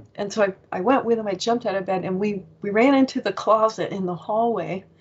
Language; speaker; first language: English; native; English